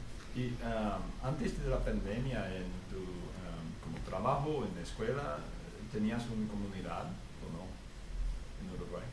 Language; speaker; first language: Spanish; non-native, fluent; English